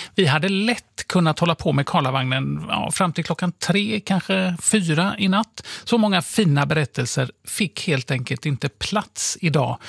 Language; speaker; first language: Swedish; native; Swedish